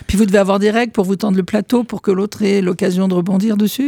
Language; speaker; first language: French; native; French